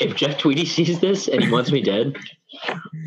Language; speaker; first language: English; native; English